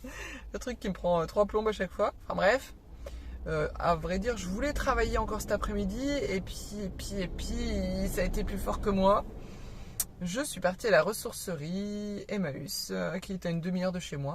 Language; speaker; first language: French; native; French